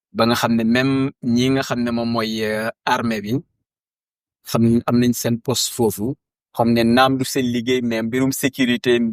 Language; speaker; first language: Wolof; non-native, local second language; Jola-Fonyi